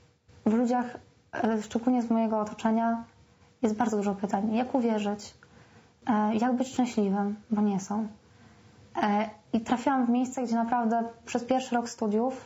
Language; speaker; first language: Polish; native; Polish